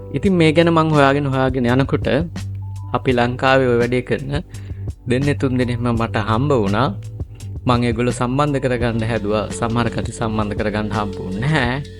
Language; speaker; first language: Sinhala; native; Sinhala